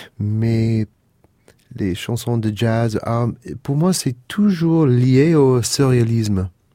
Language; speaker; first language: French; non-native, fluent; English